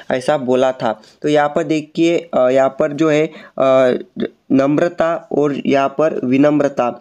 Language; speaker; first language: Hindi; non-native, local second language; Marathi